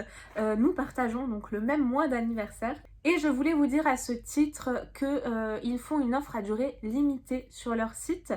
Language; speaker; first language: French; native; French